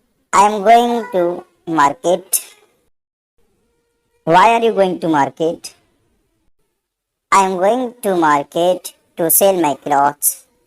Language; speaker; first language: English; non-native, learner; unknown